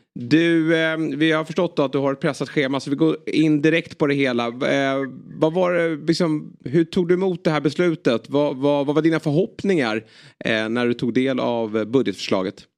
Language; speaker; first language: Swedish; native; Swedish